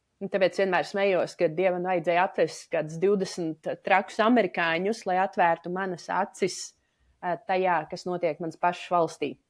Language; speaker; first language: Latvian; native; Latvian